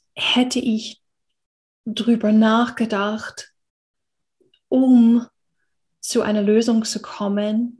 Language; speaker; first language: German; non-native, fluent; English